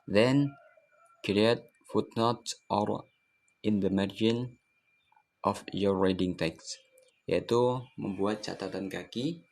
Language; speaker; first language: English; non-native, learner; Indonesian